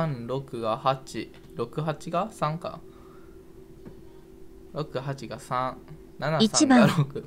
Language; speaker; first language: Japanese; native; Japanese